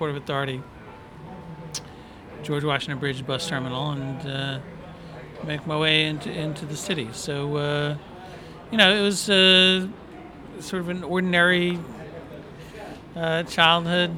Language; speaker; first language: English; native; English